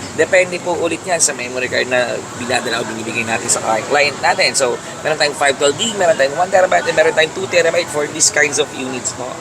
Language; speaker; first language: Filipino; native; Filipino